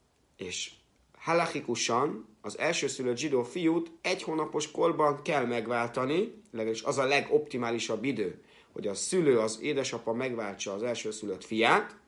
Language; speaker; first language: Hungarian; native; Hungarian